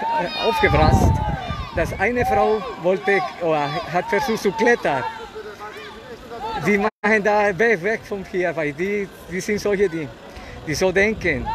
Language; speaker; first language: German; non-native, fluent; Spanish